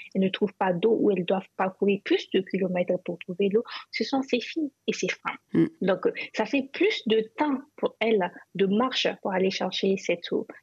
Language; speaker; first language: French; non-native, local second language; Hausa